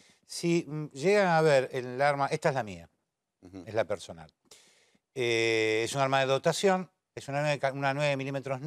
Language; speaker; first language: Spanish; native; Spanish